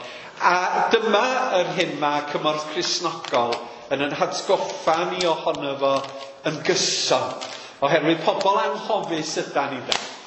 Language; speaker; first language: Welsh; native; Welsh